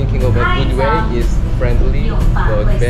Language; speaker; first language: English; non-native, learner; Korean